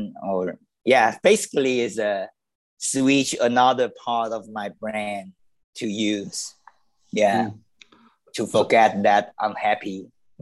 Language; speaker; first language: English; non-native, learner; Chinese